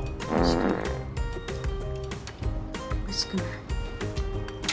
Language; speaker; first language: Japanese; early bilingual, heritage; Japanese